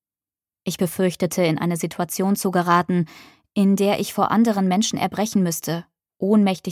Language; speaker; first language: German; native; German